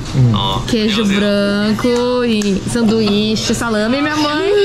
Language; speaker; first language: Portuguese; native; Portuguese